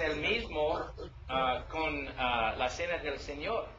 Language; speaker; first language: Spanish; non-native, learner; English